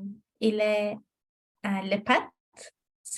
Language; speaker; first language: French; non-native, learner; Turkish